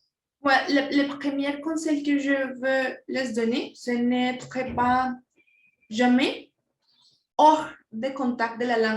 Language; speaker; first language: French; non-native, fluent; Spanish